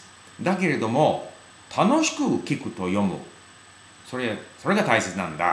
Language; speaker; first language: Japanese; non-native, fluent; English